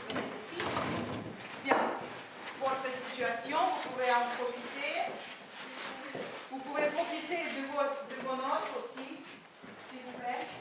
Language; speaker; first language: French; non-native, fluent; Ukrainian